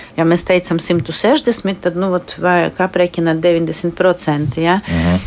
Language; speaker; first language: Latvian; non-native, local second language; Russian